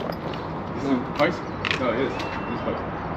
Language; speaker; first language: English; non-native, learner; French